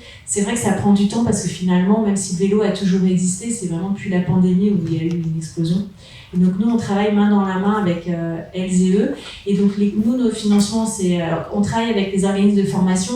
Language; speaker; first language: French; native; French